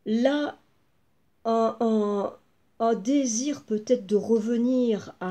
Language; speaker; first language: French; native; French